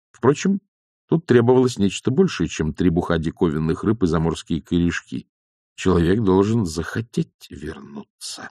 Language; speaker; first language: Russian; native; Russian